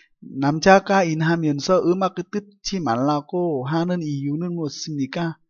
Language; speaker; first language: Korean; non-native, fluent; Vietnamese